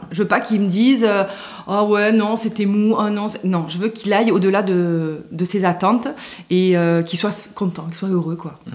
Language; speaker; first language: French; native; French